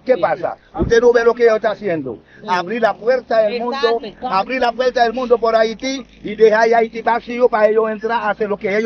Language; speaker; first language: Spanish; non-native, learner; Haitian Creole